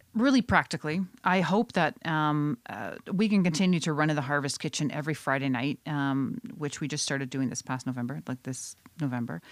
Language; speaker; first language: English; non-native, fluent; Dutch